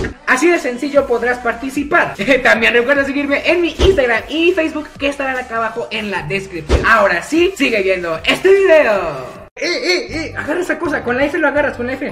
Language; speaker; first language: Spanish; native; Spanish